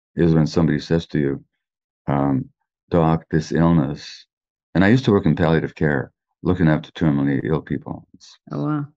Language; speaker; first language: English; native; English